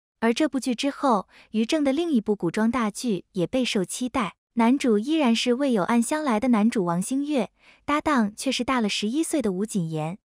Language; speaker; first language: Chinese; native; Chinese